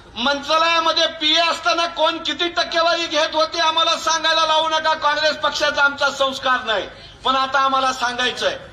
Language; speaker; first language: Marathi; native; Marathi